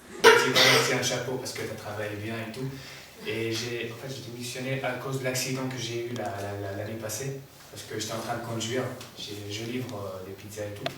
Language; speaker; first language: French; non-native, learner; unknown